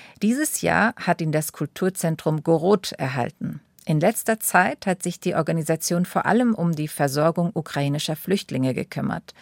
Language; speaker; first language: German; native; German